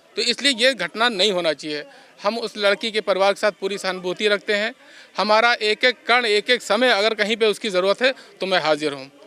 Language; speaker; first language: Hindi; native; Hindi